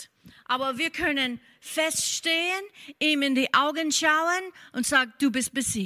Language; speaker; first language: German; non-native, fluent; English